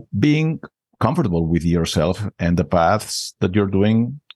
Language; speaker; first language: English; non-native, fluent; Spanish